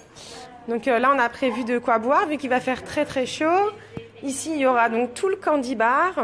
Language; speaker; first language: French; native; French